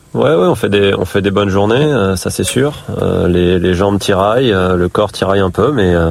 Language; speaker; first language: French; native; French